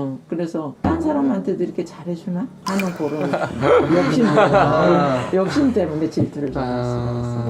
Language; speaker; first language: Korean; native; Korean